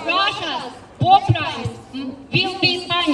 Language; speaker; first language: English; non-native, fluent; Ukrainian